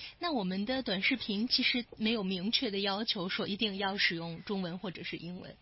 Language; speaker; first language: Chinese; native; Chinese